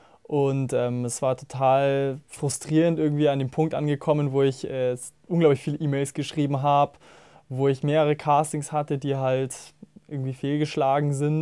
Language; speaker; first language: German; native; German